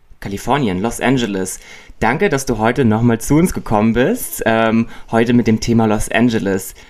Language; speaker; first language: German; native; German